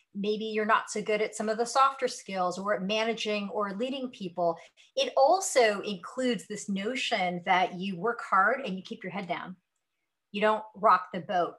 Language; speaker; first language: English; early bilingual, other home language; Hindi